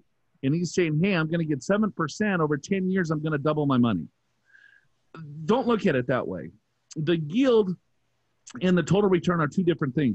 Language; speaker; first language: English; native; English